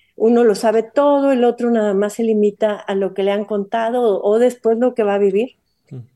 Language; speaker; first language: Spanish; native; Spanish